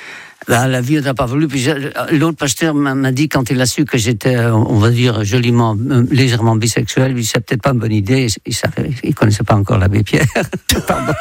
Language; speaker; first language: French; non-native, fluent; Dutch